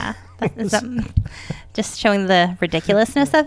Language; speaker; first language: English; native; English